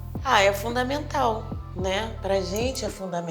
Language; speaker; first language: Portuguese; native; Portuguese